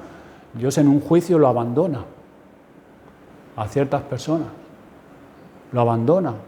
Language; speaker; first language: Spanish; native; Spanish